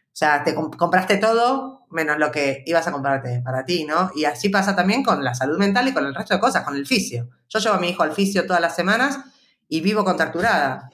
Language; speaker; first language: Spanish; native; Spanish